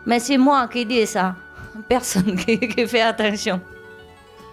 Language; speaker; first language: French; non-native, learner; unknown